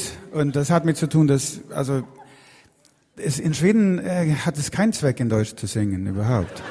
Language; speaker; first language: German; non-native, learner; Swedish